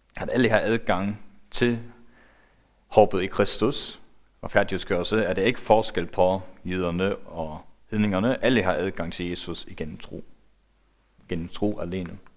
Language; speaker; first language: Danish; non-native, local second language; Faroese